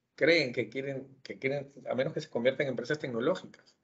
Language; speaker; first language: Spanish; native; Spanish